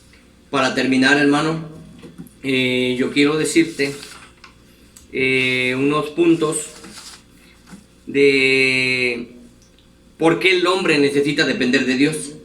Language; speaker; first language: Spanish; native; Spanish